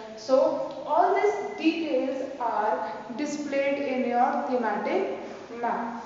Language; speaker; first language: English; non-native, local second language; Hindi